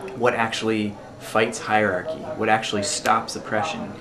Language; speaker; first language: English; native; English